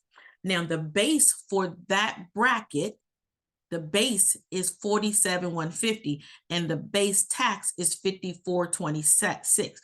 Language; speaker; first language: English; native; English